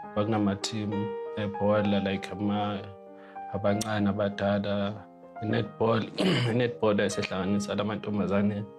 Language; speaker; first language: Zulu; native; Zulu